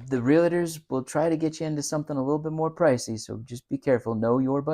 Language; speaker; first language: English; native; English